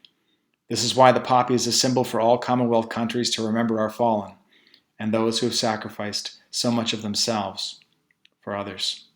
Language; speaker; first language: English; native; English